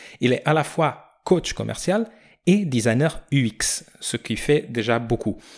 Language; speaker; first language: French; non-native, fluent; Portuguese